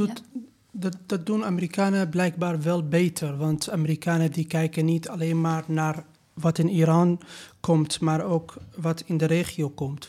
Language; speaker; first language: Dutch; non-native, learner; Persian